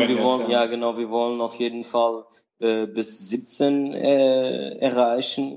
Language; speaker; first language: German; non-native, learner; Portuguese